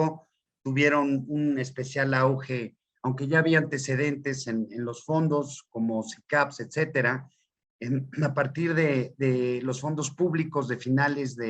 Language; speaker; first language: Spanish; native; Spanish